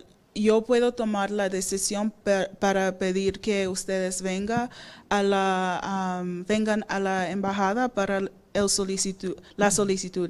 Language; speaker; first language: Spanish; non-native, fluent; English